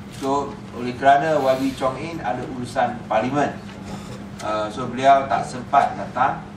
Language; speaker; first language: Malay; non-native, local second language; Chinese